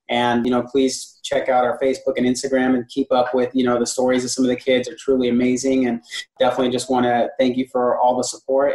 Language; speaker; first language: English; native; English